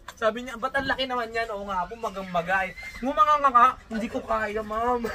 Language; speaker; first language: Filipino; non-native, local second language; Hiligaynon